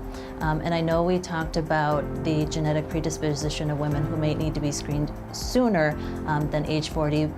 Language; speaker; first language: English; native; English